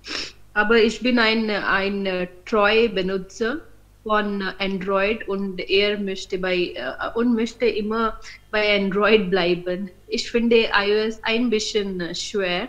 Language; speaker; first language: German; non-native, learner; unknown